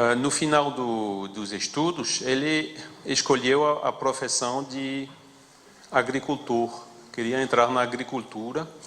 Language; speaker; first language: Portuguese; non-native, fluent; French